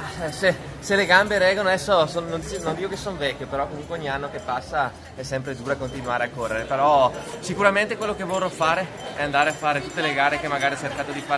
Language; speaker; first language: Italian; native; Italian